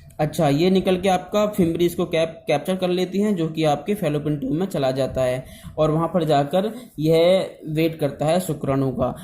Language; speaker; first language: Hindi; native; Hindi